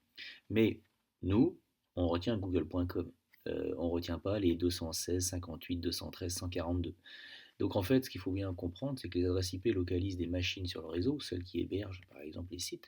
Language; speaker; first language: French; native; French